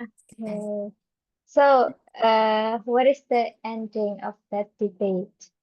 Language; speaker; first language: English; non-native, fluent; Indonesian